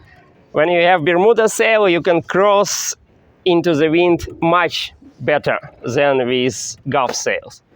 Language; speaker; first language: English; non-native, fluent; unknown